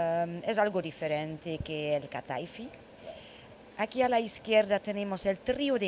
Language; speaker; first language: Spanish; non-native, learner; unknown